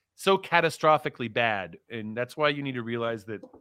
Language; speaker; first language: English; early bilingual, other home language; Turkish